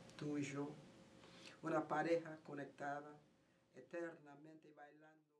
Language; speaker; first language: English; native; English